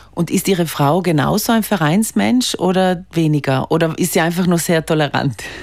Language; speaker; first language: German; native; German